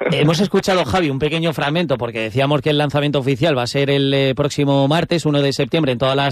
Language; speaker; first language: Spanish; native; Spanish